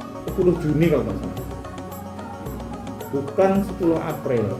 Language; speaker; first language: Indonesian; native; Indonesian